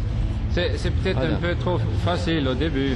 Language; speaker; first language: French; non-native, fluent; Swedish